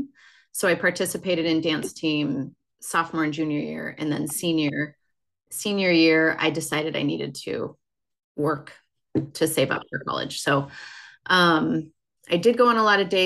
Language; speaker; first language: English; native; English